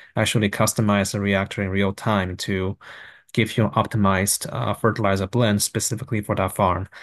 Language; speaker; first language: English; non-native, fluent; Chinese